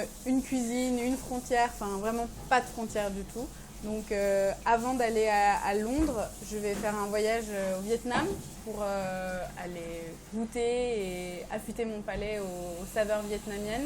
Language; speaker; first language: French; early bilingual, other home language; Persian